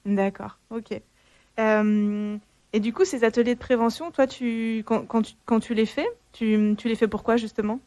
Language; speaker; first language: French; native; French